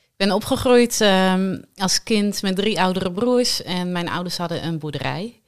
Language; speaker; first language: Dutch; native; Dutch